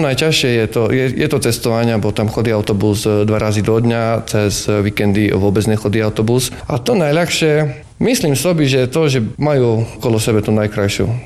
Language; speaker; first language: Slovak; non-native, local second language; Rusyn